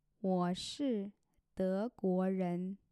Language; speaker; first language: Chinese; non-native, learner; German